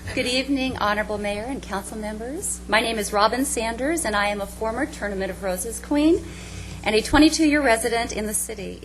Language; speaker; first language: English; native; English